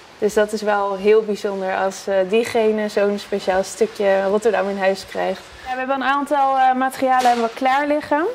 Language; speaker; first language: Dutch; native; Dutch